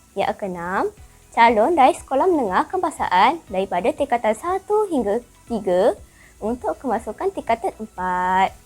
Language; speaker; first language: Malay; native; Malay